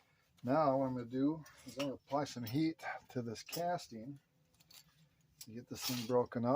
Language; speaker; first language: English; native; English